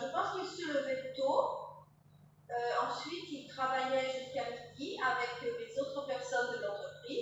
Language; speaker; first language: French; native; French